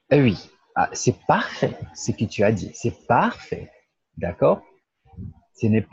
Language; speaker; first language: French; non-native, fluent; Portuguese